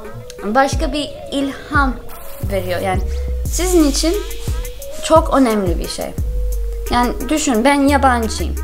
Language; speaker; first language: Turkish; non-native, learner; English